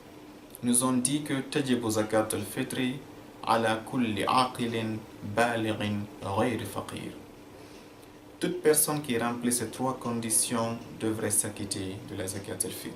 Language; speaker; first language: French; non-native, local second language; Fula